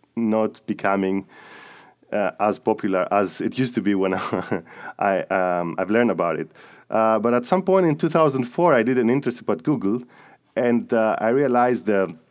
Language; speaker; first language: English; non-native, fluent; Greek